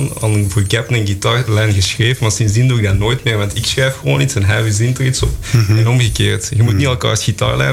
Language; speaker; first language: Dutch; native; Dutch